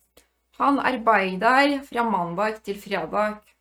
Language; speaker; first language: Norwegian; non-native, fluent; Polish